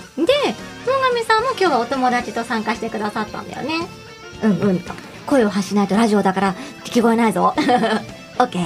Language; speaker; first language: Japanese; native; Japanese